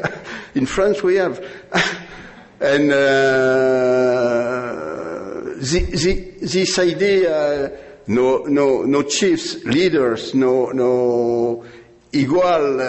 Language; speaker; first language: English; non-native, learner; French